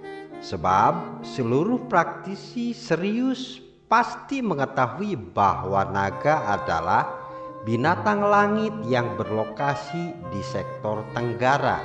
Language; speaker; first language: Indonesian; native; Indonesian